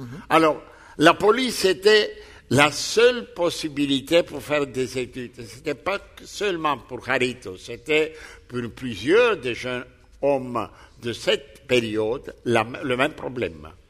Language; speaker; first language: French; non-native, fluent; Greek